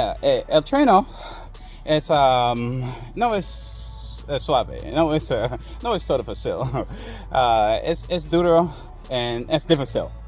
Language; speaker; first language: Spanish; non-native, learner; English